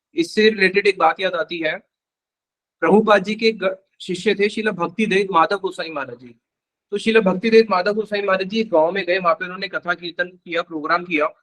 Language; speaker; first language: Hindi; native; Hindi